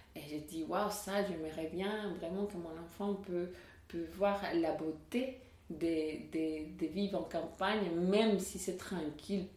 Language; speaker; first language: French; non-native, learner; Spanish